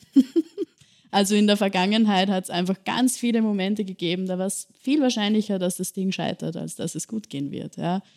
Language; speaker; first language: German; native; German